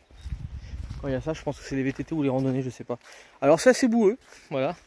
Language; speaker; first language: French; native; French